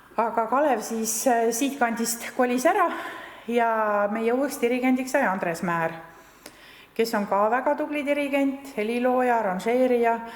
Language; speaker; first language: Estonian; native; Estonian